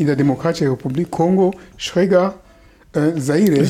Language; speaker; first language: German; non-native, fluent; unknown